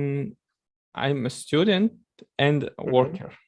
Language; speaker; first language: English; non-native, learner; Chechen